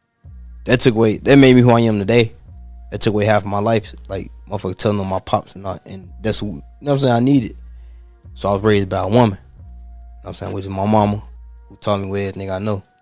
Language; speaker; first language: English; native; English